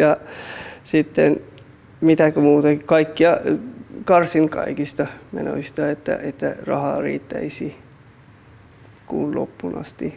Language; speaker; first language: Finnish; non-native, fluent; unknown